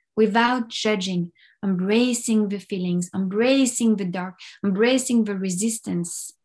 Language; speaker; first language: English; non-native, fluent; French